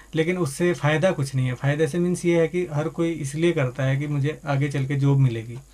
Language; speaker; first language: Hindi; native; Hindi